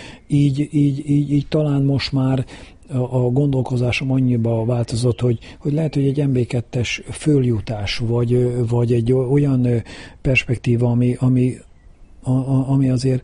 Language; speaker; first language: Hungarian; native; Hungarian